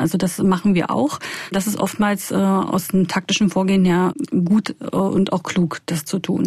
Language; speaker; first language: German; native; German